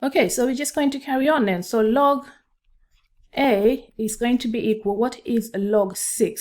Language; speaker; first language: English; non-native, local second language; Swahili